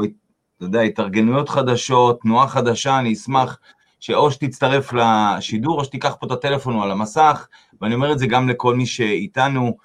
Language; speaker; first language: Hebrew; native; Hebrew